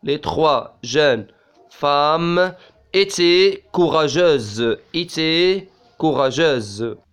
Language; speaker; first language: French; non-native, local second language; Arabic